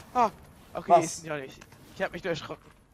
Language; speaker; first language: German; native; German